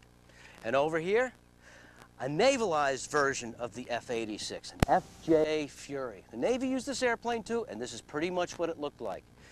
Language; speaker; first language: English; native; English